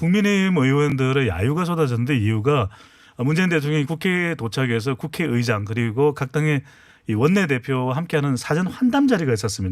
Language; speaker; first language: Korean; native; Korean